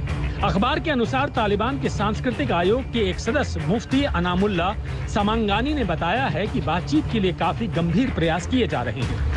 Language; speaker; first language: Hindi; native; Hindi